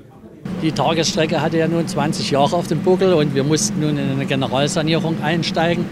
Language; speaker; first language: German; native; German